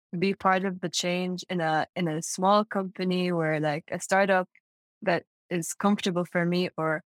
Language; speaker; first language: English; non-native, fluent; Arabic